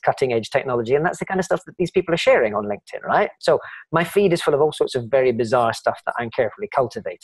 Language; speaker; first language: English; native; English